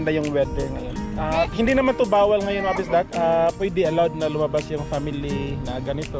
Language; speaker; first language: Filipino; non-native, local second language; Cebuano